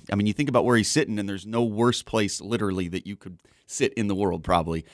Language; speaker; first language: English; native; English